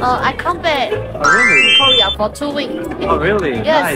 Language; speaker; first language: English; non-native, learner; Chinese